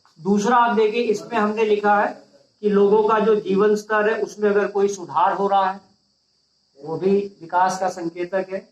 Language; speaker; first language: Hindi; native; Hindi